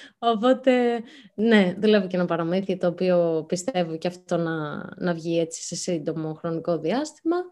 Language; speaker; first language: Greek; native; Greek